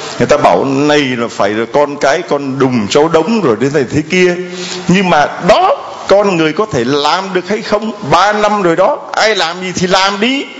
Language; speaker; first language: Vietnamese; native; Vietnamese